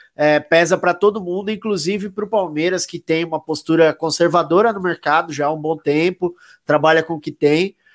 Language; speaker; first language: Portuguese; native; Portuguese